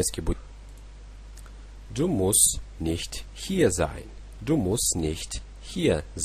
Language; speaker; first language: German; non-native, fluent; Russian